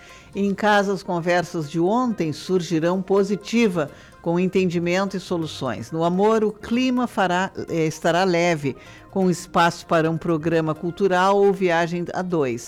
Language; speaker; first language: Portuguese; native; Portuguese